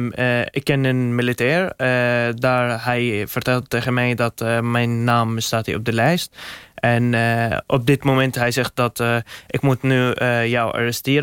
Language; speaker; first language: Dutch; non-native, learner; Arabic